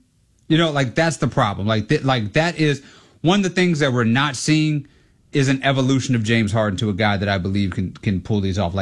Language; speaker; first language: English; native; English